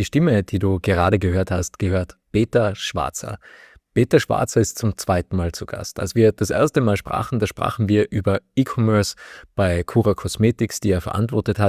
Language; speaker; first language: German; native; German